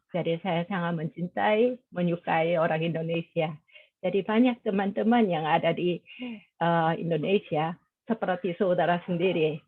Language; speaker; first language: Indonesian; non-native, fluent; Korean